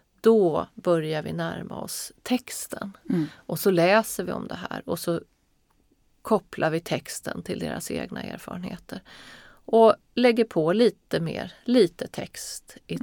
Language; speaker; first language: Swedish; native; Swedish